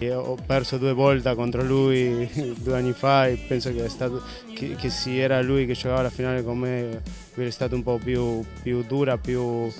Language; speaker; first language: Italian; non-native, fluent; Spanish